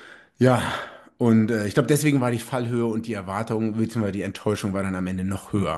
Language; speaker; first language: German; native; German